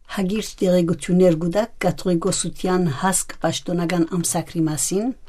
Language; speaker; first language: Armenian; early bilingual, heritage; Armenian